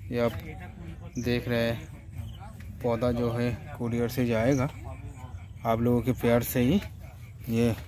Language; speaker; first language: Hindi; non-native, local second language; Bangla